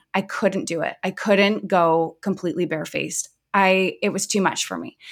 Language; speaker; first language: English; native; English